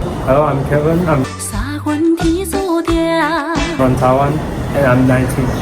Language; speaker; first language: English; non-native, fluent; Chinese